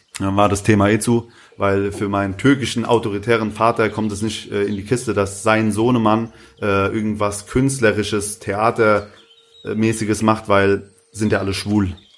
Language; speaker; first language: German; early bilingual, other home language; Turkish